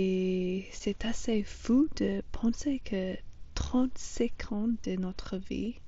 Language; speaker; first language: French; non-native, fluent; English